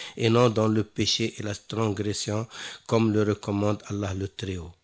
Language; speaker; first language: French; non-native, local second language; Wolof